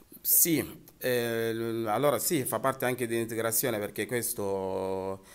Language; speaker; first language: Italian; non-native, fluent; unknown